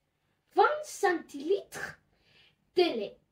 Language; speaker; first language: French; non-native, learner; Spanish